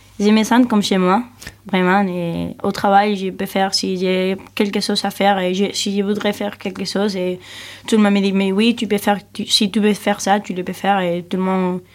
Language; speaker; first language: French; non-native, learner; Spanish